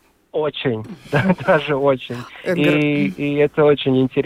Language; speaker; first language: Russian; non-native, local second language; Latvian